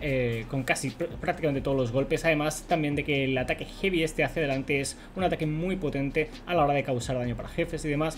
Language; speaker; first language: Spanish; native; Spanish